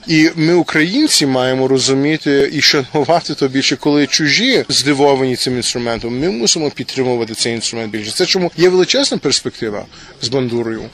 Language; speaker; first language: Ukrainian; native; Ukrainian